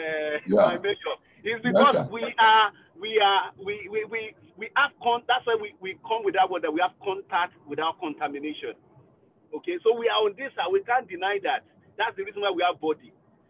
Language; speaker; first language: English; non-native, local second language; Yoruba